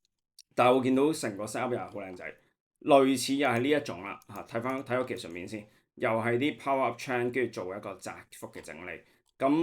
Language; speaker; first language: Cantonese; native; Cantonese